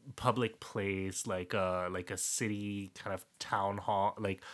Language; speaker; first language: English; non-native, fluent; German